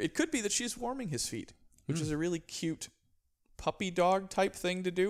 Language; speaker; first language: English; native; English